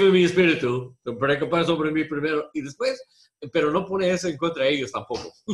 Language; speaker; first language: Spanish; non-native, learner; English